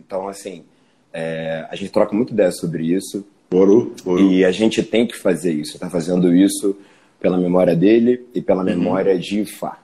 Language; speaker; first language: Portuguese; early bilingual, other home language; Spanish